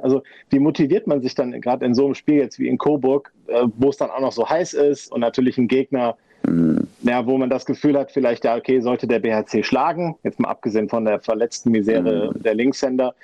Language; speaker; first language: German; native; German